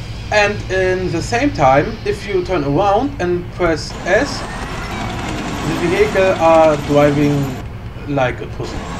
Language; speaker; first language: English; non-native, learner; German